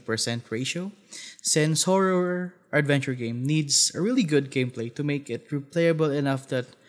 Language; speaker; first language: English; non-native, fluent; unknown